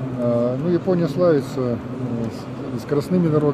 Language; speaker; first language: Russian; native; Russian